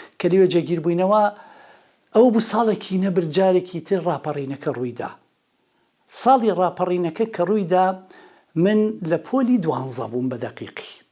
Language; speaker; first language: Central Kurdish; native; Central Kurdish